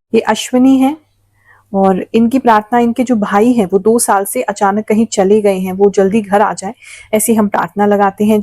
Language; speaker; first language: Hindi; native; Hindi